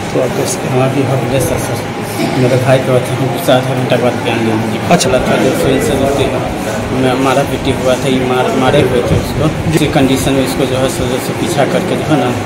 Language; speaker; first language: Hindi; native; Hindi